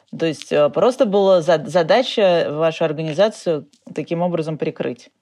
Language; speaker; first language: Russian; native; Russian